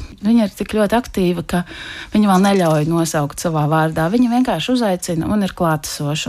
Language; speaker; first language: Latvian; native; Latvian